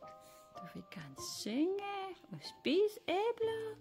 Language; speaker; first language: Danish; non-native, learner; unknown